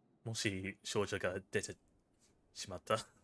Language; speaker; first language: Japanese; non-native, learner; English